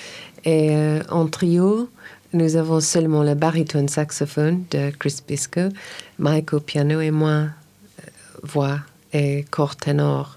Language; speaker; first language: French; non-native, learner; English